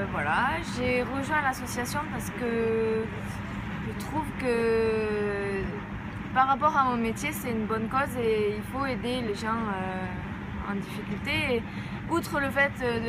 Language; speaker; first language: French; native; French